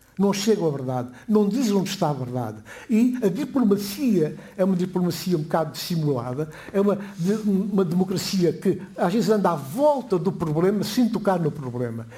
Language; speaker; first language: Portuguese; non-native, local second language; Upper Guinea Crioulo